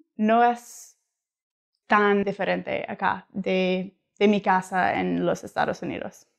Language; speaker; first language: Spanish; non-native, learner; English